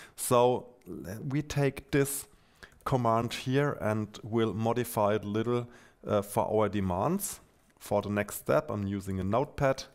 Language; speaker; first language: English; non-native, fluent; German